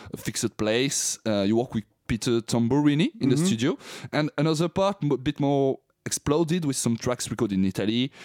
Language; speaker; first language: English; non-native, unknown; French